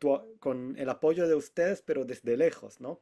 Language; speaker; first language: Spanish; non-native, fluent; Hebrew